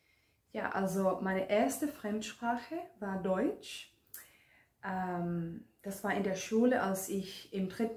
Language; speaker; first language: German; non-native, fluent; Finnish